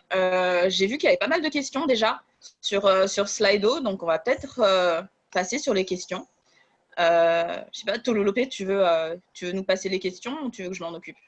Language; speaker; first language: French; native; French